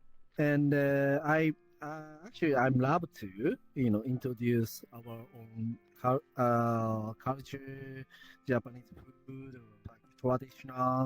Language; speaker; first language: English; non-native, learner; Japanese